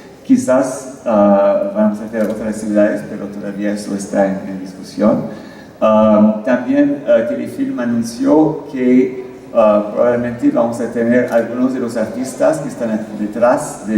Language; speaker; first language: Spanish; non-native, fluent; French